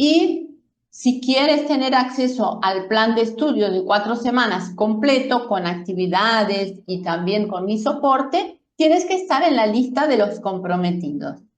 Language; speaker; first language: Spanish; non-native, fluent; Portuguese